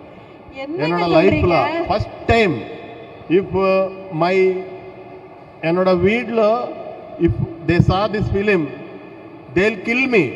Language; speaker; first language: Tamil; non-native, learner; Telugu